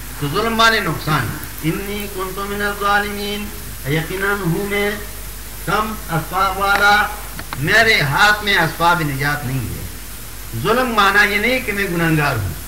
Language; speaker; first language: Urdu; non-native, local second language; Pashto